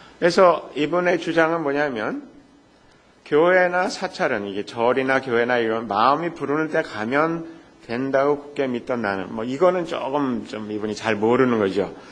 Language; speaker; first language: Korean; native; Korean